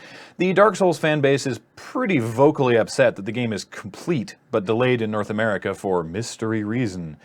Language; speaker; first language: English; native; English